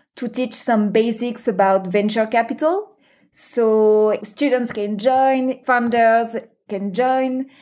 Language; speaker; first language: English; non-native, fluent; French